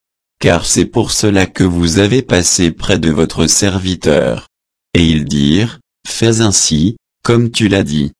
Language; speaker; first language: French; native; French